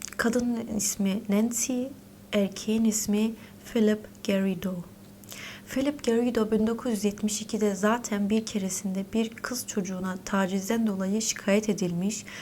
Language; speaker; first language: Turkish; early bilingual, heritage; Turkish